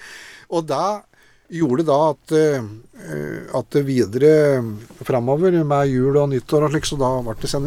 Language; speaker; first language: Norwegian; native; Norwegian